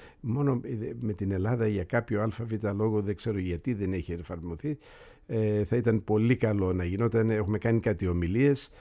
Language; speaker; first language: Greek; early bilingual, heritage; Greek